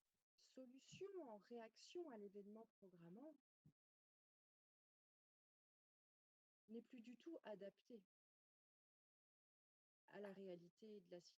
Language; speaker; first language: French; native; French